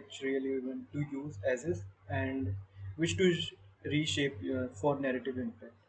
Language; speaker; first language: English; non-native, fluent; Turkish